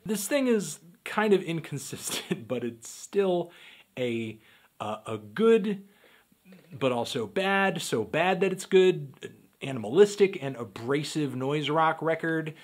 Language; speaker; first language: English; native; English